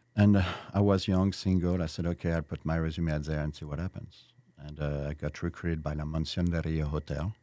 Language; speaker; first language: English; non-native, fluent; French